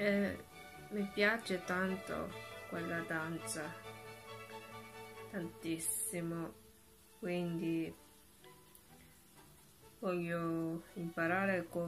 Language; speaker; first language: Italian; non-native, learner; Japanese